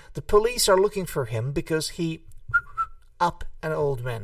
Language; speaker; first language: English; non-native, fluent; Hungarian